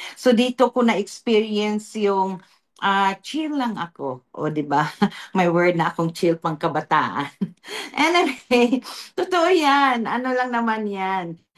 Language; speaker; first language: Filipino; non-native, local second language; Cebuano